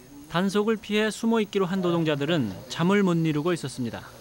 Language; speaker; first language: Korean; native; Korean